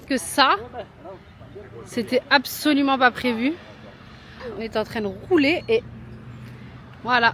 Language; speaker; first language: French; native; French